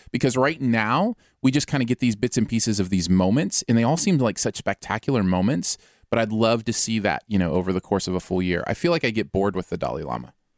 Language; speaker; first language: English; native; English